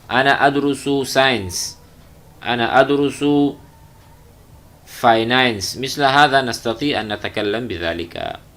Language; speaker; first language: Arabic; non-native, fluent; Urdu